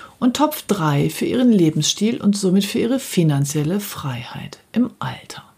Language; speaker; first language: German; native; German